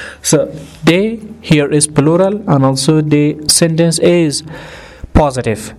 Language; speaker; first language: English; non-native, fluent; Persian